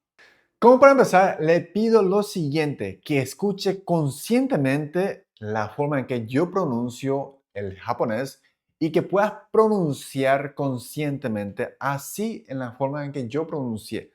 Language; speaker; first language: Spanish; non-native, fluent; Japanese